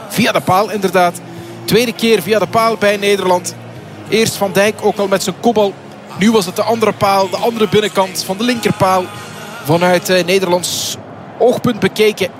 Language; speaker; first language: Dutch; native; Dutch